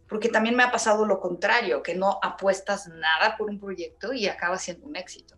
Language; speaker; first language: Spanish; early bilingual, other home language; Russian